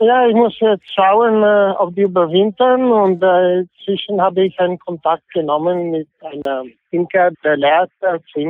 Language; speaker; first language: German; non-native, fluent; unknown